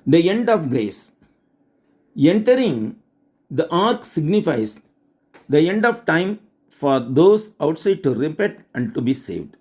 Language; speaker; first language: English; non-native, local second language; Tamil